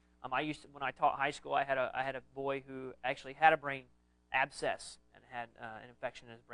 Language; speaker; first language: English; native; English